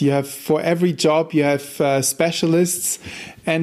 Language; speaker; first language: English; non-native, fluent; German